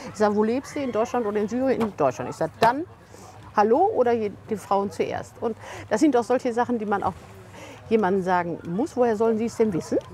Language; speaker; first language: German; native; German